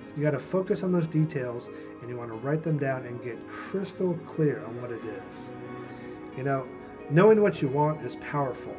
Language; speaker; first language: English; native; English